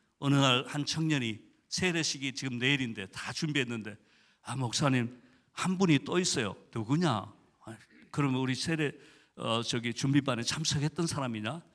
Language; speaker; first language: Korean; native; Korean